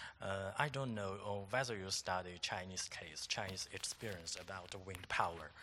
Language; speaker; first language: English; non-native, fluent; Chinese